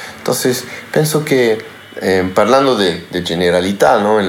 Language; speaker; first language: Italian; non-native, learner; Spanish